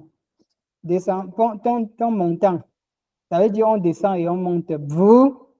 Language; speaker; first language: French; non-native, local second language; Ghomala